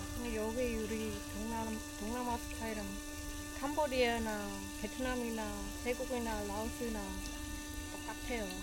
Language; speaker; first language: Korean; non-native, fluent; Khmer